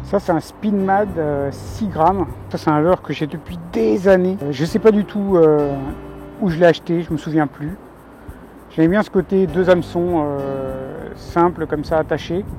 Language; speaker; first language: French; native; French